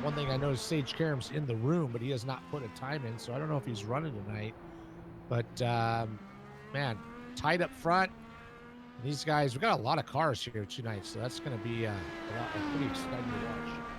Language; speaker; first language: English; native; English